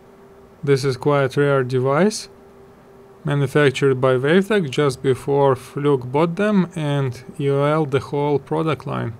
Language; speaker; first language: English; non-native, fluent; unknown